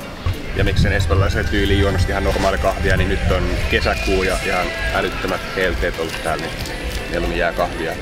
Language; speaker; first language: Finnish; native; Finnish